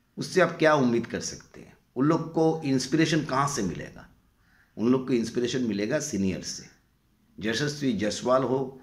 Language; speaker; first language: Hindi; non-native, local second language; Bangla